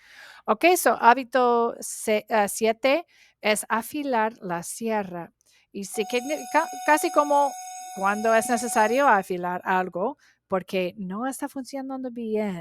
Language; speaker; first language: Spanish; non-native, learner; English